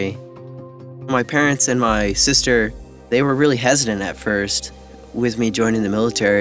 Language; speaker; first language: English; native; English